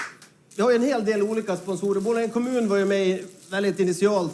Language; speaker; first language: Swedish; native; Swedish